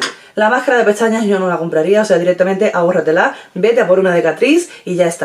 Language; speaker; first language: Spanish; native; Spanish